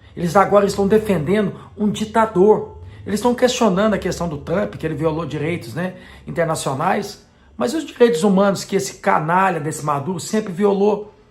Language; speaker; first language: Portuguese; native; Portuguese